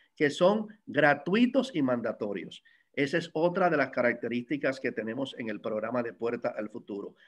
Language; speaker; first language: Spanish; native; Spanish